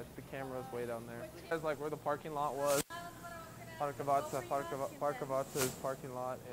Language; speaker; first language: English; native; English